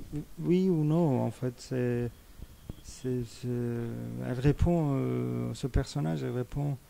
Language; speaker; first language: French; non-native, fluent; Persian